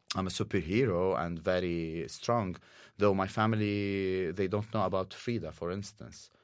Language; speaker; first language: English; non-native, fluent; Arabic